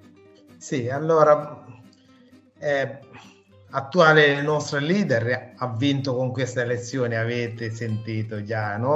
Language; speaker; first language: Italian; non-native, fluent; Sinhala